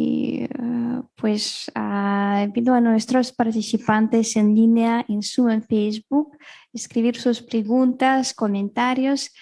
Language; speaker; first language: Spanish; non-native, fluent; Russian